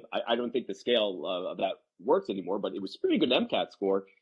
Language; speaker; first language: English; native; English